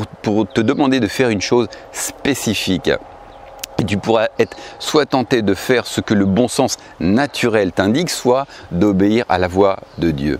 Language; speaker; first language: French; native; French